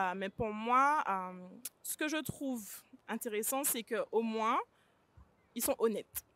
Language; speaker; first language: French; native; French